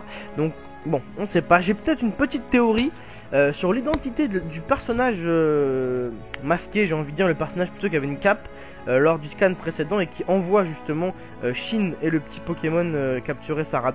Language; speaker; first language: French; native; French